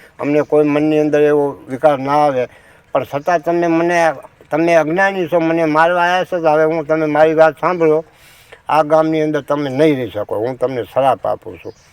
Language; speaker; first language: Gujarati; native; Gujarati